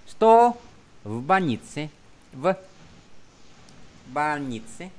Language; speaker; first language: Russian; non-native, fluent; Vietnamese